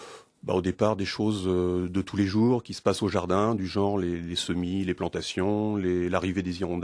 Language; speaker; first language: French; native; French